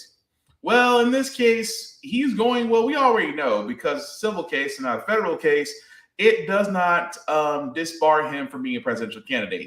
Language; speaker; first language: English; native; English